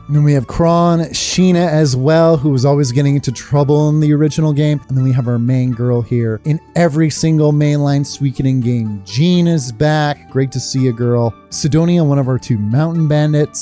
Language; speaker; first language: English; native; English